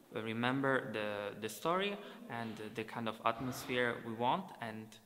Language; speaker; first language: English; non-native, fluent; Italian